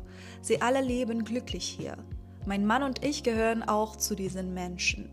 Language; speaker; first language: German; non-native, fluent; Persian